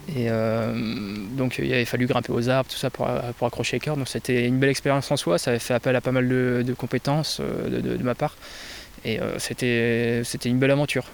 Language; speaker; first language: French; native; French